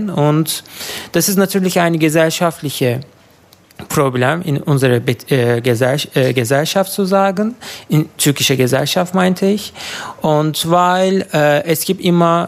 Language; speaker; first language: German; non-native, learner; Turkish